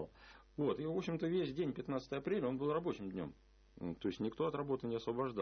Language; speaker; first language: Russian; native; Russian